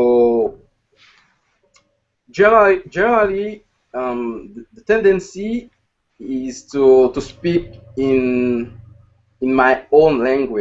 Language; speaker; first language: English; non-native, learner; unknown